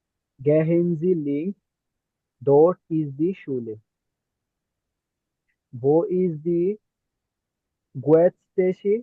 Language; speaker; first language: German; non-native, learner; Bangla